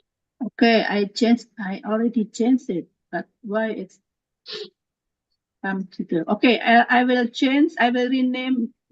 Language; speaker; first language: English; non-native, learner; Indonesian